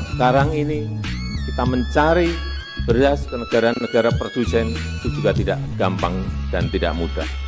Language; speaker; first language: Indonesian; native; Indonesian